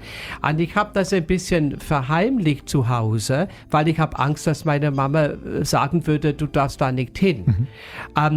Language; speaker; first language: German; non-native, fluent; English